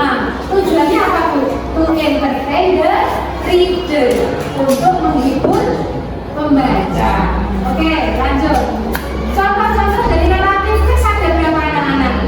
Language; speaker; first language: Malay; non-native, local second language; Javanese